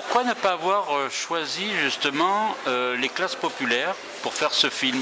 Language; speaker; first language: French; native; French